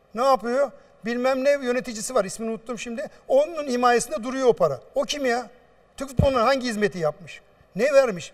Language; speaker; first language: Turkish; native; Turkish